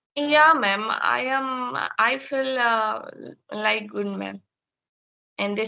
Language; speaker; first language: English; non-native, learner; Hindi